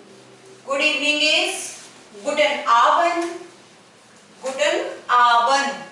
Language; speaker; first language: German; non-native, fluent; Hindi